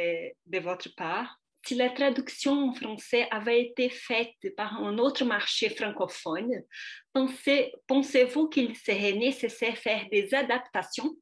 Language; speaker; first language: French; non-native, fluent; Portuguese